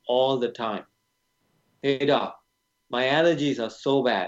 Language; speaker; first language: English; non-native, local second language; Tamil